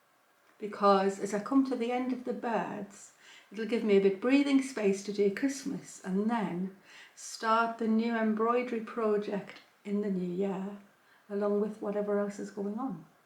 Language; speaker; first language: English; native; English